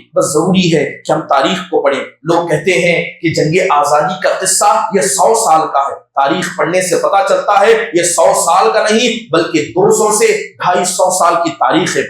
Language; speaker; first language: Urdu; native; Urdu